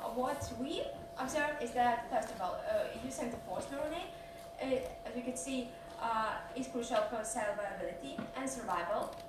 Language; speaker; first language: English; non-native, fluent; Russian